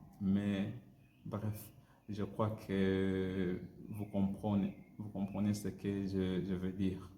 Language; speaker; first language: French; non-native, learner; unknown